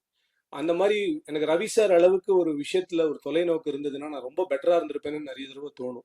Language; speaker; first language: Tamil; native; Tamil